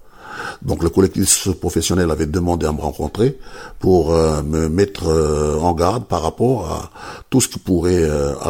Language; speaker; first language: French; native; French